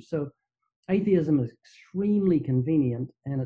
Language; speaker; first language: English; native; English